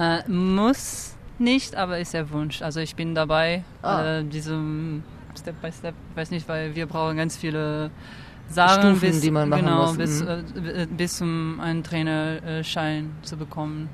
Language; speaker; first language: German; non-native, fluent; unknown